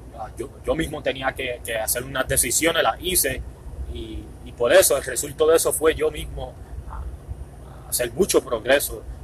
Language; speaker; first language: Spanish; early bilingual, heritage; Spanish